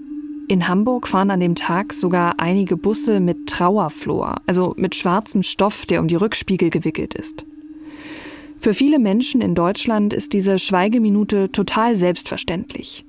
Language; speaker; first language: German; native; German